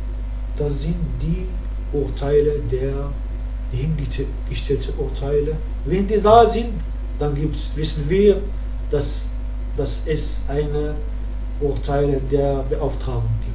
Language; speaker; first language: German; non-native, learner; Arabic